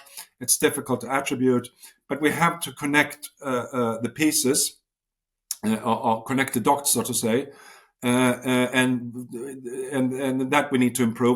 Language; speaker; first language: English; non-native, fluent; Swedish